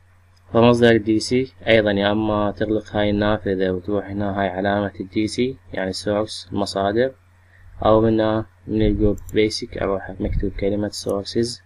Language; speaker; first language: Arabic; native; Arabic